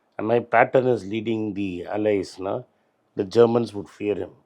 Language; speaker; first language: English; non-native, local second language; Tamil